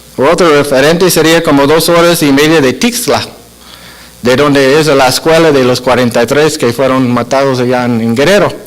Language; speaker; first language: Spanish; non-native, fluent; English